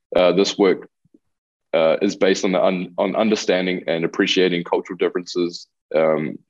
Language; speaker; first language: English; non-native, local second language; Spanish